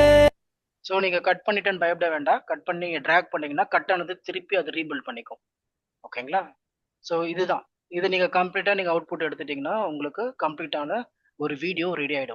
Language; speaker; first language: Tamil; native; Tamil